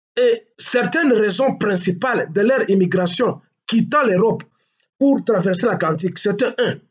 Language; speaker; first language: French; non-native, local second language; Swahili